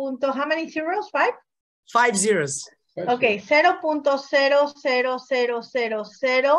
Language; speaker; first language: English; non-native, fluent; Spanish